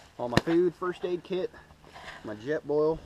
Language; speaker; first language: English; native; English